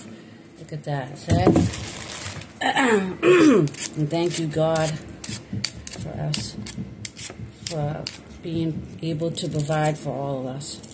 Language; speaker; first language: English; native; English